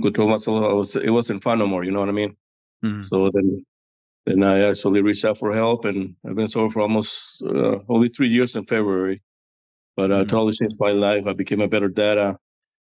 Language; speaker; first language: English; non-native, fluent; Spanish